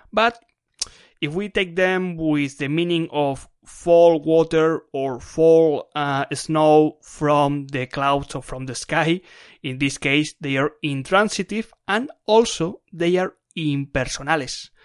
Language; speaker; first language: English; non-native, fluent; Spanish